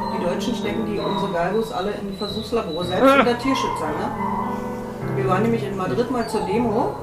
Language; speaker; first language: German; native; German